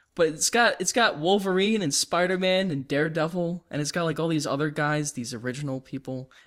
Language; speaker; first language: English; native; English